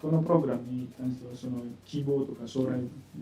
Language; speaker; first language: Japanese; non-native, fluent; Indonesian